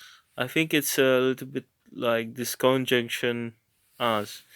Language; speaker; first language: English; non-native, fluent; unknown